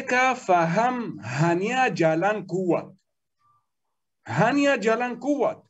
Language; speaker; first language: Indonesian; non-native, learner; Arabic